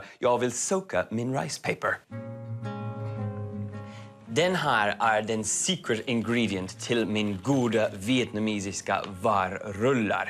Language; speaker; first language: Swedish; non-native, learner; English